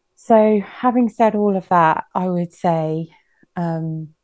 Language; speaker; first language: English; native; English